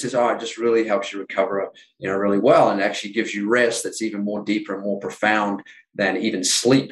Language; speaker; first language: English; native; English